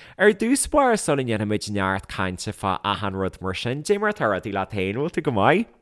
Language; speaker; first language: Irish; native; Irish